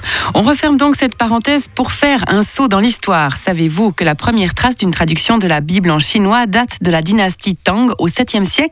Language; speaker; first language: French; native; French